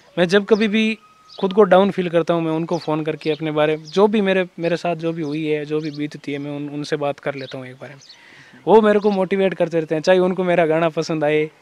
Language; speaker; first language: Hindi; native; Hindi